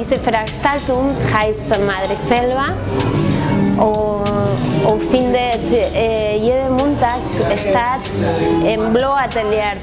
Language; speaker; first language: German; non-native, fluent; Spanish